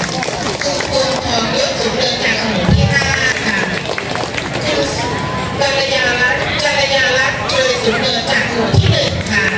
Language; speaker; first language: Thai; native; Thai